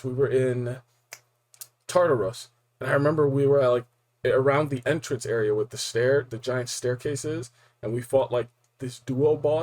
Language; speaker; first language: English; native; English